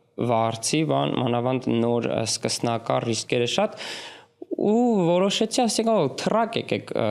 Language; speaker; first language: Armenian; native; Armenian